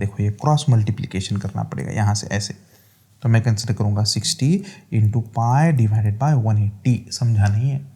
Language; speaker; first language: Hindi; non-native, local second language; Marathi